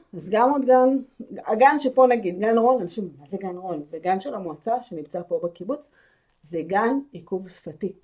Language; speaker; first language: Hebrew; native; Hebrew